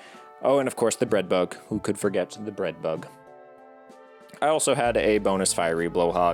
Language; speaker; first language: English; native; English